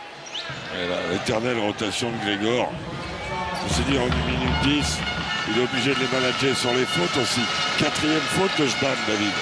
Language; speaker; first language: French; native; French